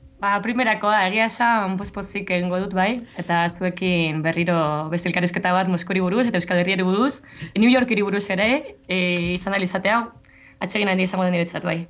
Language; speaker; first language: Basque; native; Basque